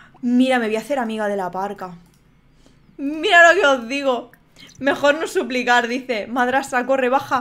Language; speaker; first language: Spanish; native; Spanish